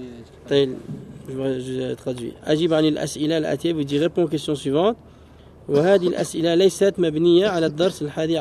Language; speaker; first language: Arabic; non-native, fluent; French